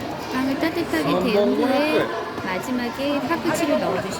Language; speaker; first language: Korean; native; Korean